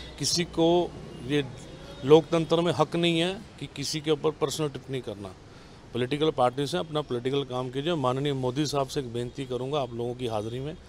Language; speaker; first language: Hindi; non-native, local second language; Punjabi